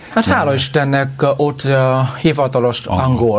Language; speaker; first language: Hungarian; non-native, learner; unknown